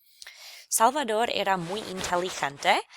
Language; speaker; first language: Spanish; non-native, fluent; English